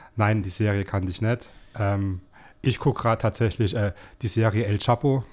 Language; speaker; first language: German; native; German